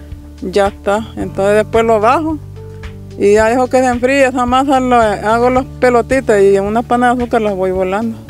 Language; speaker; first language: Spanish; native; Spanish